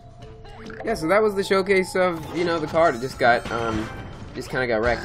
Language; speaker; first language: English; native; English